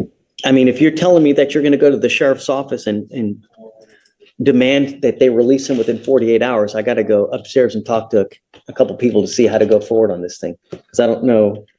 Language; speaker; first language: English; native; English